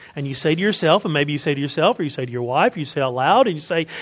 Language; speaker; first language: English; native; English